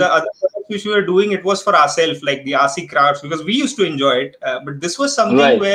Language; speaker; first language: English; non-native, local second language; Marathi